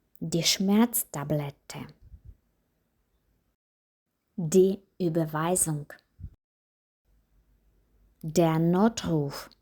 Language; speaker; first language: German; non-native, fluent; Ukrainian